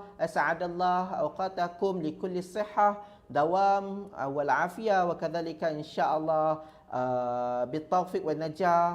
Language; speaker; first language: Arabic; non-native, learner; Malay